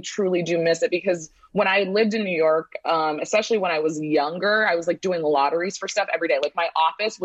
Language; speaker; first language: English; native; English